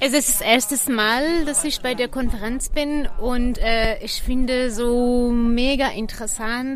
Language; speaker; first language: German; non-native, fluent; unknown